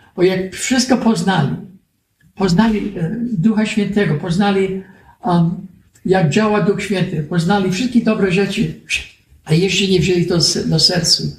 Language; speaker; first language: Polish; early bilingual, heritage; Polish